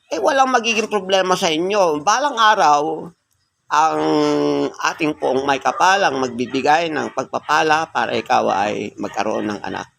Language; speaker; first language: Filipino; native; Filipino